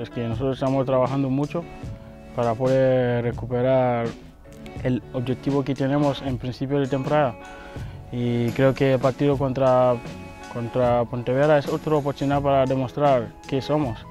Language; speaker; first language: Spanish; non-native, learner; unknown